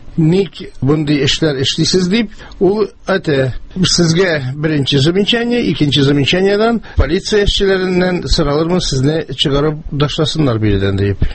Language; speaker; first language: Tatar; native; Tatar